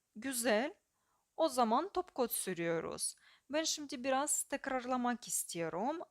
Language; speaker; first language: Turkish; non-native, fluent; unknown